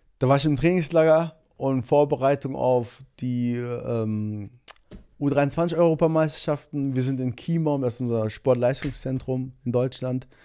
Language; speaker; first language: German; early bilingual, other home language; Portuguese